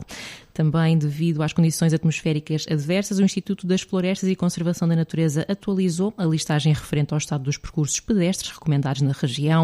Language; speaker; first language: Portuguese; native; Portuguese